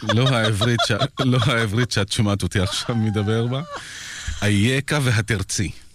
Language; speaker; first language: Hebrew; non-native, local second language; Arabic